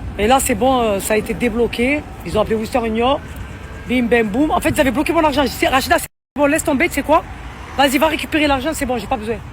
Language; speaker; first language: French; native; French